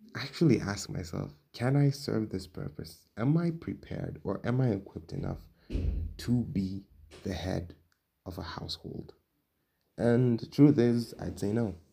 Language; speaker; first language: English; non-native, local second language; Swahili